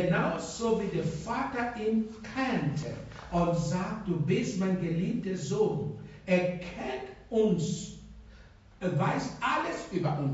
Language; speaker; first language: German; non-native, fluent; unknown